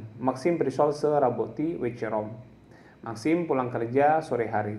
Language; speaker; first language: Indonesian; non-native, local second language; Javanese